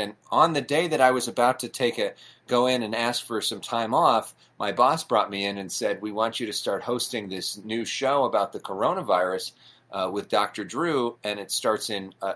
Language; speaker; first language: English; native; English